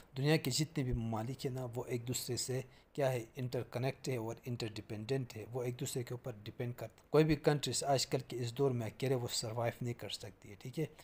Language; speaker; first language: Urdu; native; Urdu